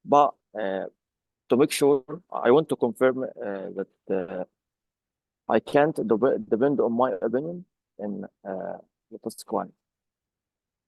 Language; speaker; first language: English; non-native, fluent; Arabic